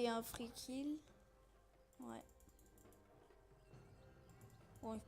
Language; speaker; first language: French; native; French